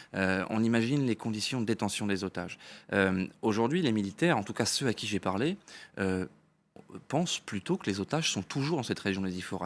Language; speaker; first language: French; native; French